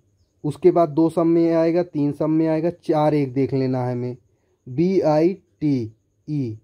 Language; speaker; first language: Hindi; native; Hindi